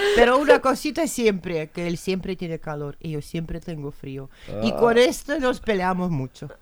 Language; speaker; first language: Spanish; non-native, fluent; Russian